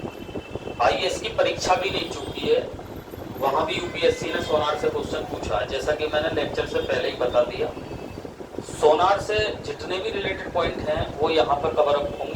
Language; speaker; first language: Hindi; native; Hindi